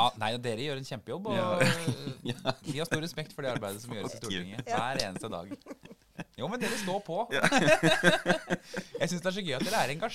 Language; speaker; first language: Norwegian; native; Norwegian